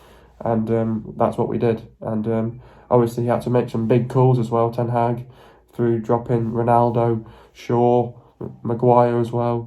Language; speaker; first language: English; native; English